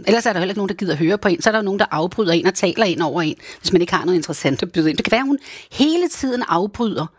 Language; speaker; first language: Danish; native; Danish